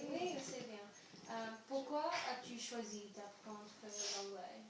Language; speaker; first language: French; non-native, learner; English